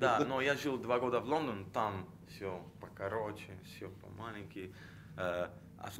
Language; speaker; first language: Russian; non-native, learner; Italian